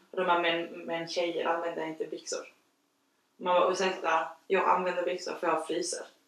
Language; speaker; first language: Swedish; non-native, fluent; Spanish